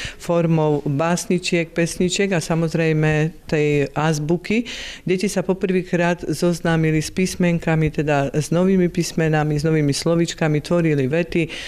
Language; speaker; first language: Slovak; non-native, local second language; Rusyn